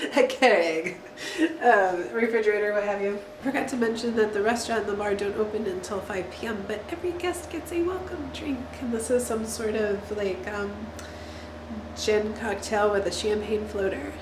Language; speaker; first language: English; native; English